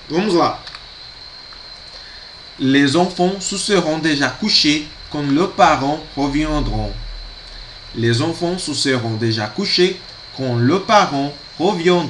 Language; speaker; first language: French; non-native, fluent; Portuguese